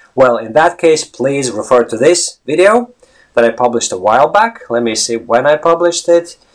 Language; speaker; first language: English; non-native, fluent; Latvian